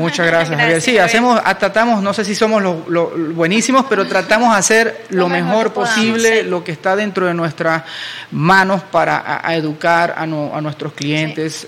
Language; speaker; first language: Spanish; native; Spanish